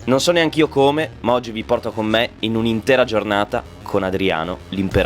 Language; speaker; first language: Italian; native; Italian